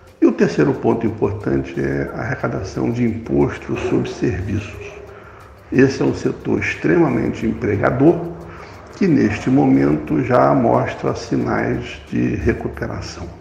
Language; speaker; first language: Portuguese; native; Portuguese